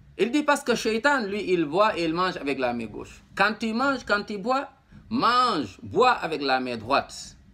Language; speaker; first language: French; non-native, local second language; Wolof